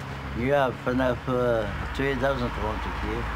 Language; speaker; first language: Dutch; non-native, learner; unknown